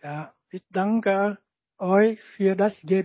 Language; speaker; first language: German; non-native, learner; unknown